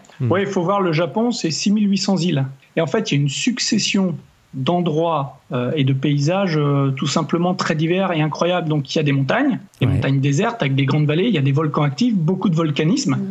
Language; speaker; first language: French; native; French